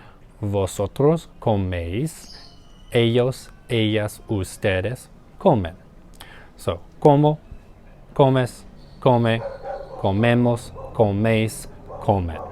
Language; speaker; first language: Spanish; non-native, learner; English